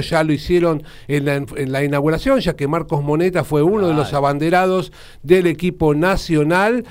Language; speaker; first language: Spanish; native; Spanish